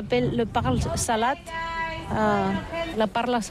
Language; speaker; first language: French; non-native, learner; Catalan